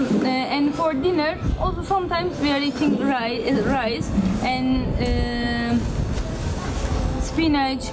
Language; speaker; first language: English; non-native, learner; Turkish